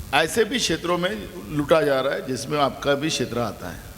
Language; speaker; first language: Hindi; non-native, local second language; Marathi